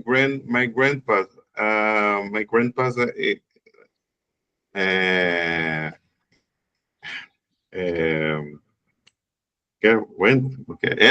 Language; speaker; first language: English; non-native, learner; Portuguese